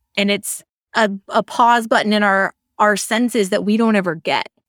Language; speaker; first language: English; native; English